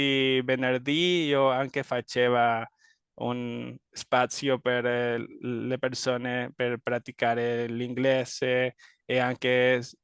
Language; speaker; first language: Italian; non-native, learner; Spanish